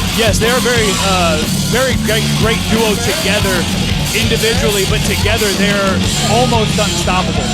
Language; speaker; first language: English; native; English